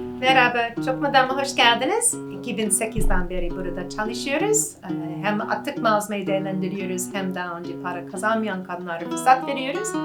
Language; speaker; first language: Turkish; non-native, learner; English